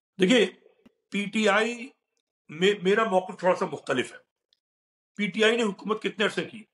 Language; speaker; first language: Urdu; native; Urdu